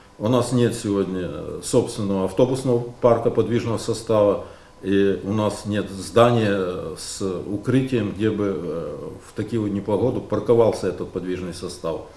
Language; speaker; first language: Russian; native; Russian